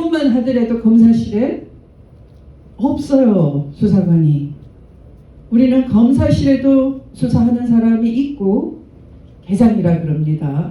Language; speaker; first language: Korean; native; Korean